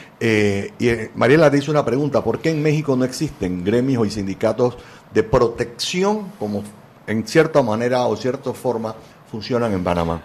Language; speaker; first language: Spanish; native; Spanish